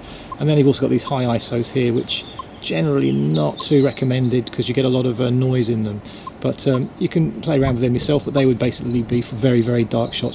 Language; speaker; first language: English; native; English